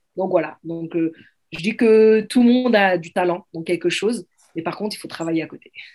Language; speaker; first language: French; early bilingual, other home language; Arabic